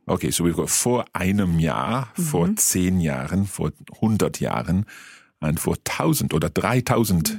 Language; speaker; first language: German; non-native, learner; English